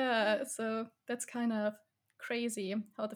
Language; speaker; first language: English; non-native, fluent; German